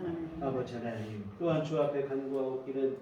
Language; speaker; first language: Korean; native; Korean